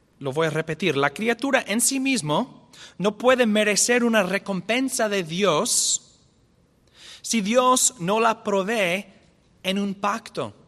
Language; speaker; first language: Spanish; non-native, fluent; English